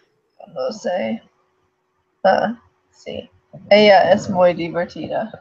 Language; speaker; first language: Spanish; non-native, learner; English